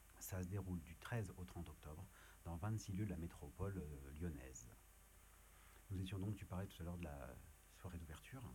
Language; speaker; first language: French; native; French